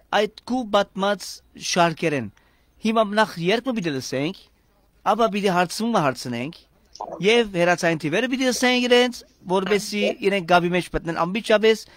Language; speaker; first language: Armenian; early bilingual, heritage; Armenian